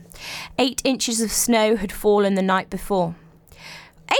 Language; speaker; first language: English; native; English